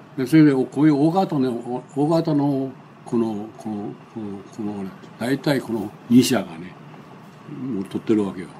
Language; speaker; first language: Japanese; non-native, local second language; Chinese